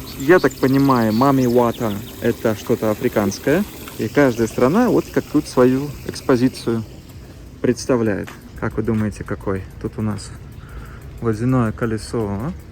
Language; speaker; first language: Russian; native; Russian